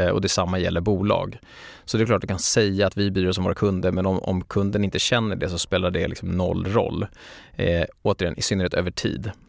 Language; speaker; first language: Swedish; native; Swedish